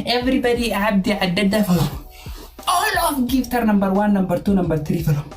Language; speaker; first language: English; non-native, learner; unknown